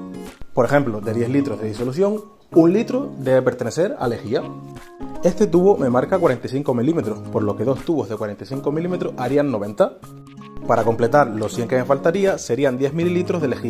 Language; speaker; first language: Spanish; native; Spanish